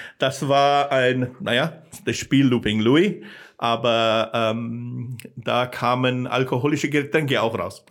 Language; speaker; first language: German; non-native, fluent; English